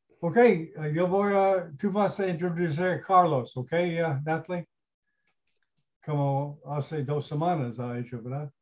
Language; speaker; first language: Spanish; non-native, fluent; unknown